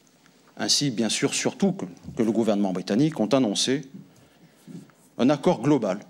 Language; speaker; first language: French; native; French